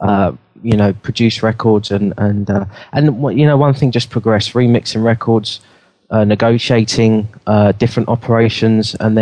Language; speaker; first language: English; native; English